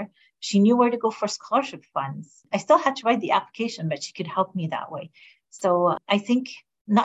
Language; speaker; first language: English; non-native, fluent; Arabic